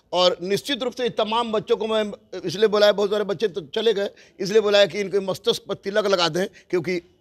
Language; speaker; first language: Hindi; native; Hindi